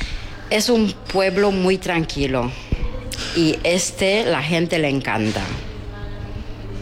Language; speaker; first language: Spanish; non-native, learner; Romanian